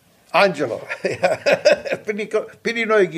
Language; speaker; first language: German; non-native, local second language; Italian